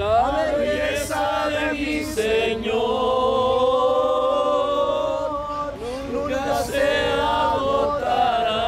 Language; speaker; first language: Spanish; native; Spanish